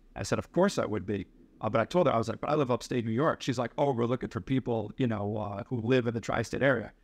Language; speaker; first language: English; native; English